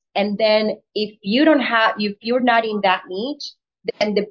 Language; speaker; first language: English; non-native, fluent; Spanish